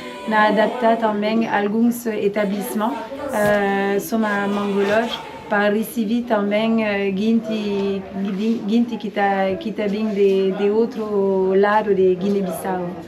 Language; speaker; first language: Portuguese; non-native, local second language; Upper Guinea Crioulo